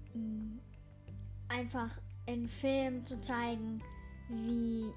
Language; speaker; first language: German; non-native, local second language; English